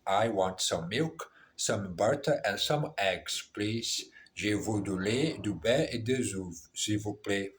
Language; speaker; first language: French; non-native, learner; Portuguese